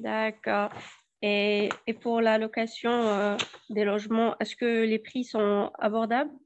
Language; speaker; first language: French; non-native, learner; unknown